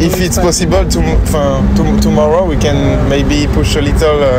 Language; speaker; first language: English; non-native, learner; French